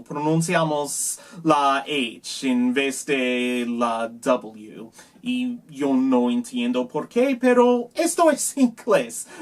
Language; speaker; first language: Spanish; non-native, learner; English